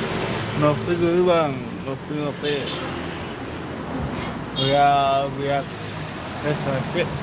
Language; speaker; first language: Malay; non-native, local second language; Balinese